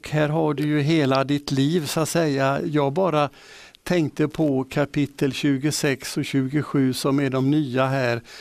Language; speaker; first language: Swedish; native; Swedish